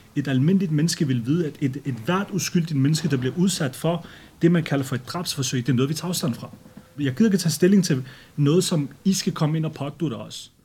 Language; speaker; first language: Danish; early bilingual, other home language; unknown